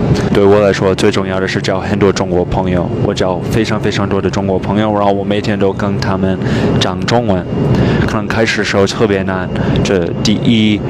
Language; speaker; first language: Chinese; non-native, fluent; English